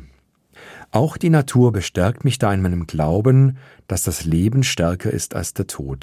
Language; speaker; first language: German; native; German